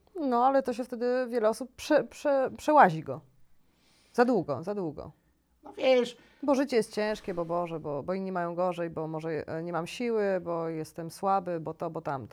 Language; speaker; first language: Polish; native; Polish